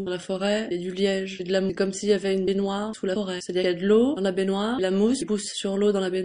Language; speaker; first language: French; native; French